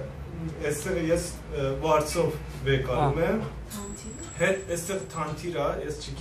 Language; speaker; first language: Armenian; non-native, learner; Persian